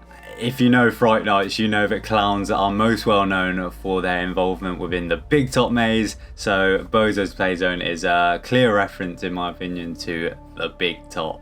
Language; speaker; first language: English; native; English